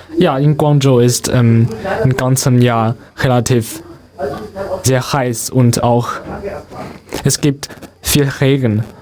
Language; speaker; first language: German; non-native, learner; Chinese